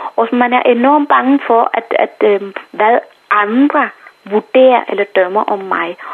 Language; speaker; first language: Danish; non-native, fluent; Tamil